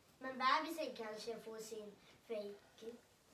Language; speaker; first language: Swedish; native; Swedish